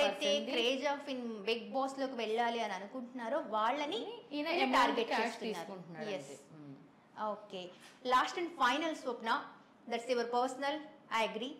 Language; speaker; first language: Telugu; native; Telugu